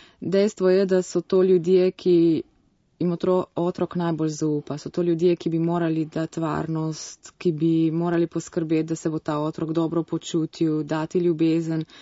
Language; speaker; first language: Slovenian; native; Slovenian